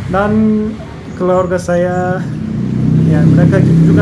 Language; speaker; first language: Indonesian; non-native, learner; Turkish